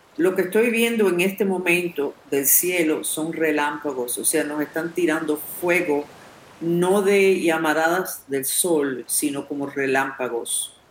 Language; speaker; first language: Spanish; non-native, fluent; English